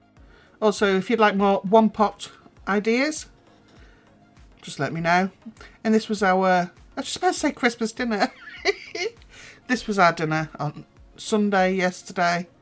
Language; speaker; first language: English; native; English